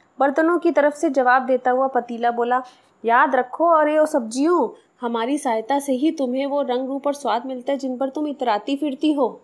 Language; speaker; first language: Hindi; non-native, local second language; Marathi